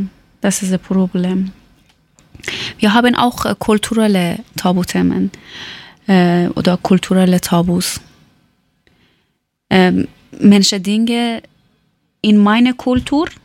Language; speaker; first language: German; non-native, learner; Persian